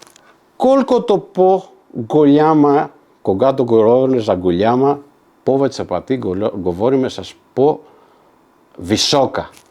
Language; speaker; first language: Bulgarian; non-native, fluent; Macedonian